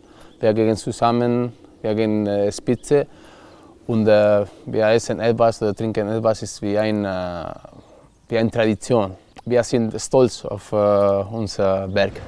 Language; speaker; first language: German; non-native, learner; Spanish